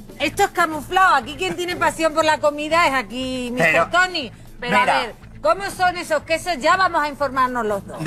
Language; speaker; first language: Spanish; native; Spanish